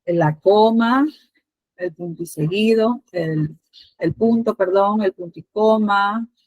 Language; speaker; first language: Spanish; native; Spanish